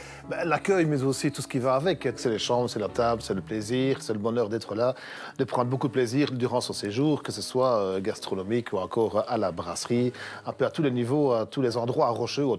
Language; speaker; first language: French; native; French